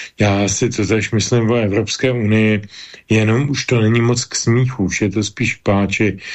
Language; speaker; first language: Czech; native; Czech